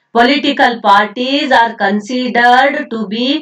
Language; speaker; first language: English; non-native, local second language; Kannada